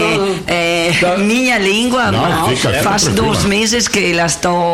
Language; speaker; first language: Portuguese; non-native, learner; Italian